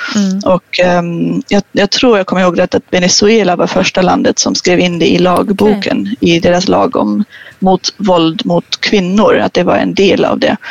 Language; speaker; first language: Swedish; non-native, fluent; German